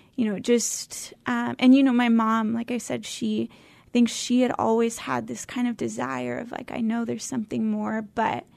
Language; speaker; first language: English; native; English